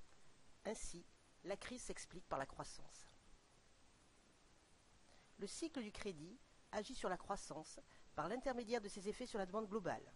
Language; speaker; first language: French; native; French